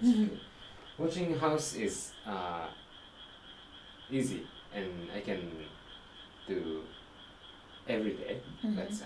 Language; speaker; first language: English; non-native, learner; Japanese